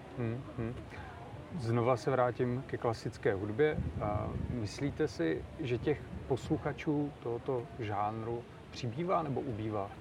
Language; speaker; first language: Czech; native; Czech